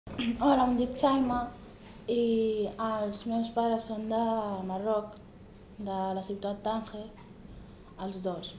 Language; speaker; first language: Catalan; early bilingual, other home language; Arabic